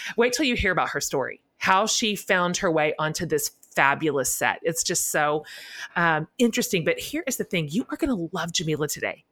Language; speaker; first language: English; native; English